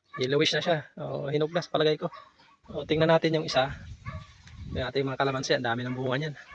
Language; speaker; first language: Filipino; non-native, local second language; Cebuano